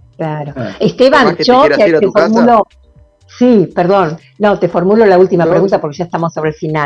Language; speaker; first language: Spanish; native; Spanish